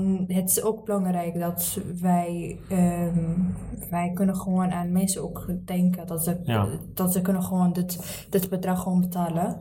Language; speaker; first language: Dutch; early bilingual, other home language; Arabic